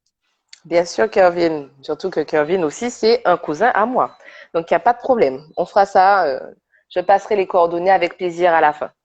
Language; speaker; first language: French; native; French